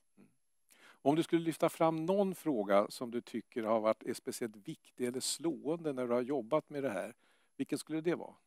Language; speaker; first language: Swedish; native; Swedish